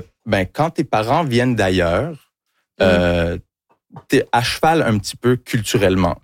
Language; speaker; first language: French; early bilingual, other home language; English